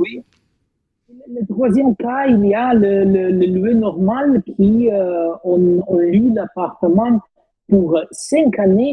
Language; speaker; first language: French; non-native, fluent; Italian